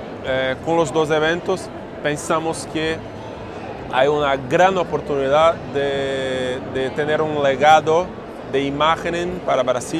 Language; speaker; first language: Spanish; non-native, fluent; Portuguese